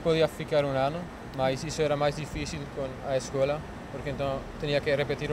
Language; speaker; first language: Portuguese; non-native, learner; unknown